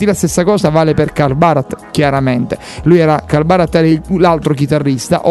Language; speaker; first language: Italian; native; Italian